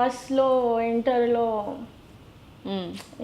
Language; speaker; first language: Telugu; non-native, local second language; Gujarati